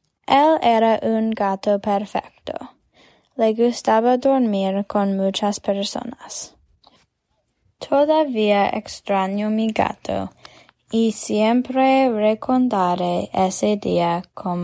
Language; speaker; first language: Spanish; non-native, learner; English